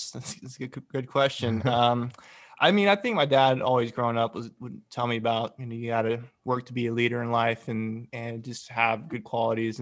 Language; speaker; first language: English; native; English